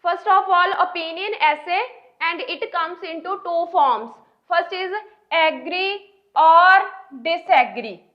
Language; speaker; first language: English; non-native, local second language; Punjabi